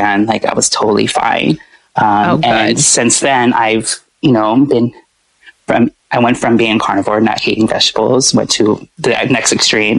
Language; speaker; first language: English; native; English